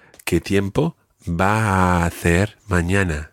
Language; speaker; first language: Spanish; non-native, fluent; English